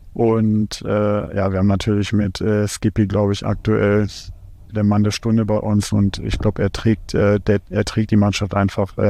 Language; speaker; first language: German; native; German